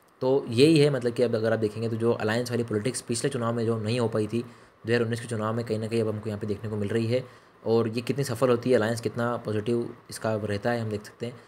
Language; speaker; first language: Hindi; native; Hindi